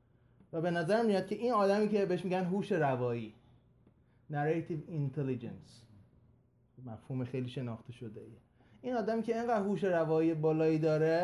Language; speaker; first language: Persian; native; Persian